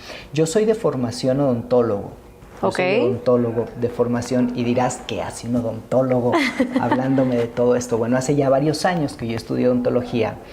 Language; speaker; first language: Spanish; native; Spanish